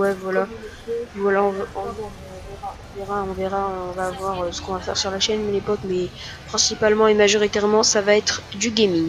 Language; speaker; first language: French; native; French